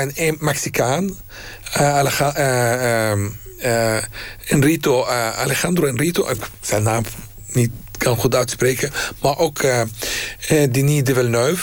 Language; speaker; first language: Dutch; non-native, fluent; Arabic